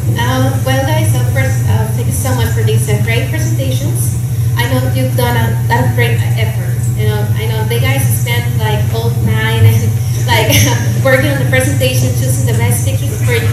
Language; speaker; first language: English; non-native, fluent; Spanish